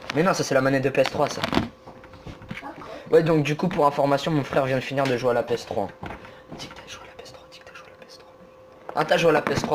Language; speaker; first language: French; native; French